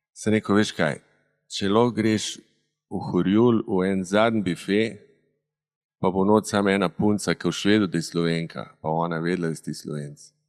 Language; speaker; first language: Slovenian; native; Slovenian